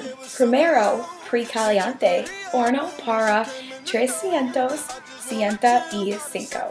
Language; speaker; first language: Spanish; non-native, learner; English